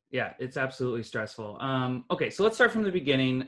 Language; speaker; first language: English; native; English